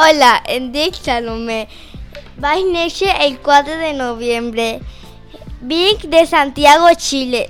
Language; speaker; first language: Catalan; non-native, learner; Spanish